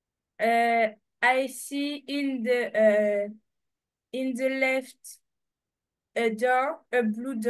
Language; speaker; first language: English; non-native, learner; French